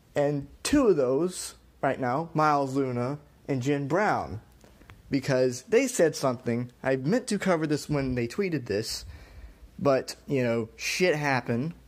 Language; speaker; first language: English; native; English